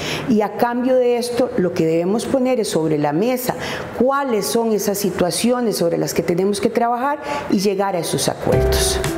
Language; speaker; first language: Spanish; native; Spanish